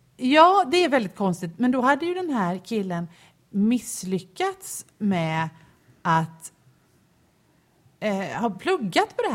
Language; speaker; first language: Swedish; native; Swedish